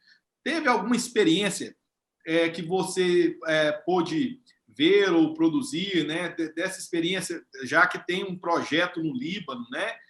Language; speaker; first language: Portuguese; native; Portuguese